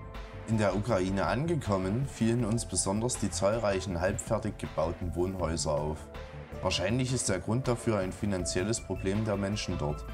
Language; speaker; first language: German; native; German